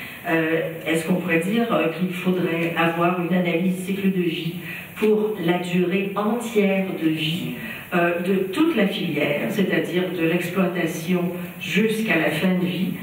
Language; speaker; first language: French; native; French